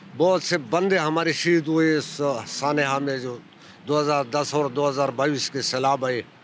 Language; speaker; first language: Urdu; non-native, local second language; Pashto